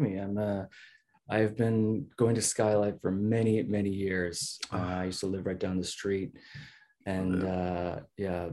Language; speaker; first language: English; native; English